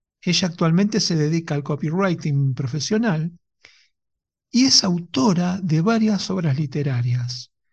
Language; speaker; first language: Spanish; native; Spanish